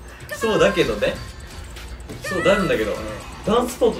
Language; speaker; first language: Japanese; native; Japanese